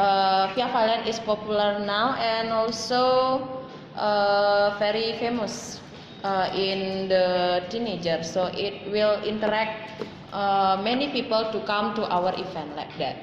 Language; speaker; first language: English; non-native, learner; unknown